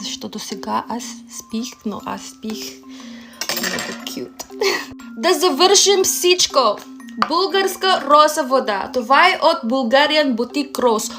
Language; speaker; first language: Bulgarian; non-native, learner; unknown